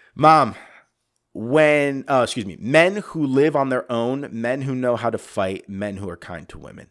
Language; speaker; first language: English; native; English